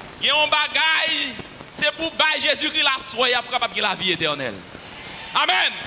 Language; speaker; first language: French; non-native, local second language; Haitian Creole